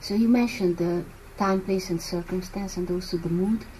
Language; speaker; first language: English; non-native, fluent; Hungarian